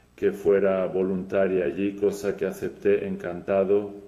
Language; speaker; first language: Spanish; non-native, fluent; Serbian